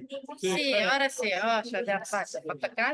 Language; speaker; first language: Italian; native; Italian